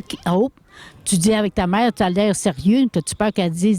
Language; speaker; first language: French; native; French